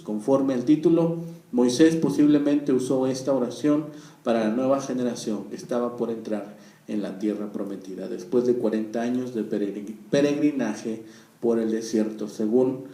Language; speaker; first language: Spanish; native; Spanish